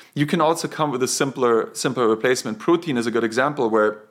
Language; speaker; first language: English; non-native, fluent; German